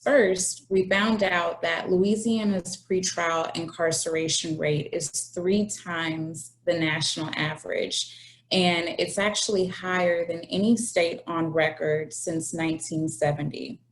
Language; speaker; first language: English; native; English